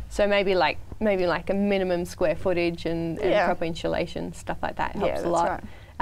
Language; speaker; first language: English; native; English